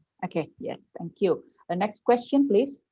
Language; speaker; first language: English; non-native, fluent; Indonesian